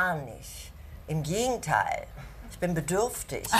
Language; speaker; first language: German; native; German